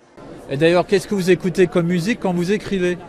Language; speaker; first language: French; native; French